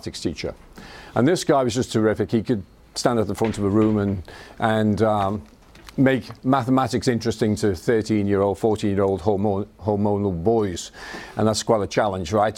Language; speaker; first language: English; native; English